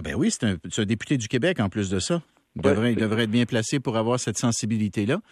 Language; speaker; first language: French; native; French